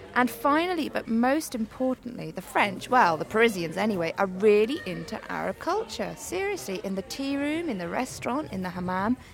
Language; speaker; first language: English; native; English